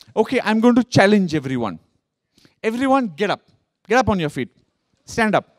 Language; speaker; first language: English; non-native, local second language; Hindi